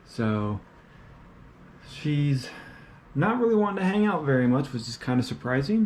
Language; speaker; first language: English; native; English